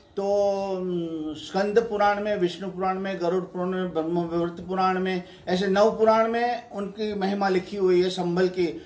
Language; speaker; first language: Hindi; non-native, local second language; Gujarati